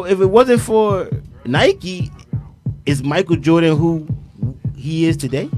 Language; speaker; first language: English; native; English